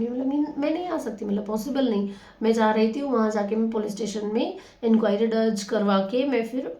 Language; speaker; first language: Hindi; non-native, local second language; Marathi